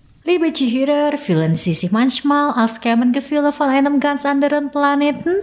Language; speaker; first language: German; non-native, fluent; Indonesian